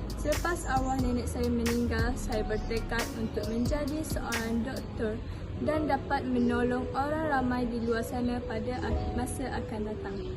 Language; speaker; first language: Malay; native; Malay